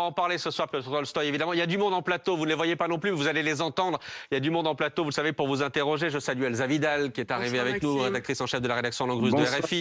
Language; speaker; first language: French; native; French